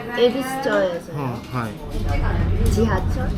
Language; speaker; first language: Korean; non-native, learner; Japanese